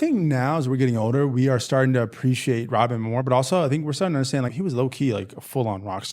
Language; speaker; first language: English; native; English